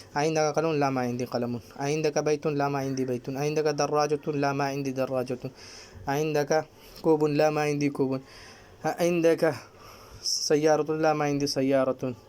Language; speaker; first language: Urdu; native; Urdu